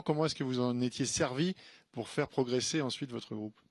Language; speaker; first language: French; native; French